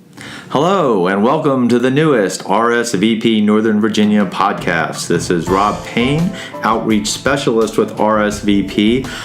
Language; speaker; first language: English; native; English